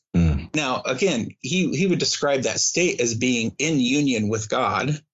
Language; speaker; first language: English; native; English